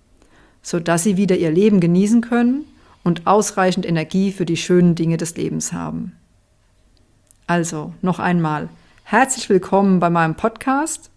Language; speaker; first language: German; native; German